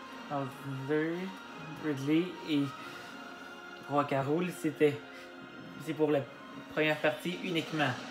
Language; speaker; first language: French; native; French